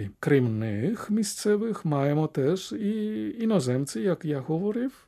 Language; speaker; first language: Ukrainian; non-native, fluent; Spanish